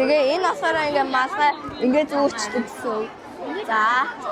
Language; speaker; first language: Mongolian; native; Mongolian